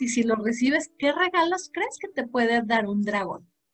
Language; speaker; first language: Spanish; native; Spanish